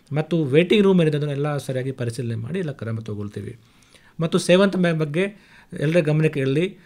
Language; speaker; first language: Kannada; non-native, fluent; Hindi